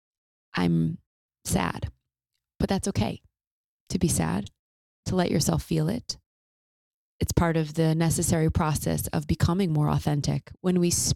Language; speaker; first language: English; native; English